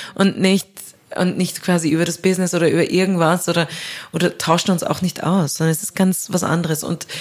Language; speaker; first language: German; native; German